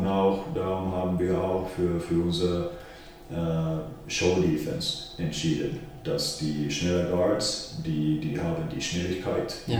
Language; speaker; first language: German; non-native, fluent; Finnish